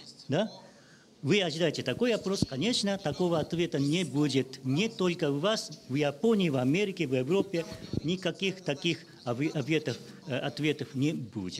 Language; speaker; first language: Russian; non-native, learner; Japanese